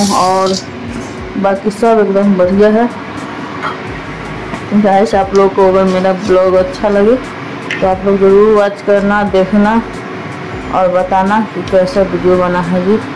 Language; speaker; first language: Hindi; non-native, local second language; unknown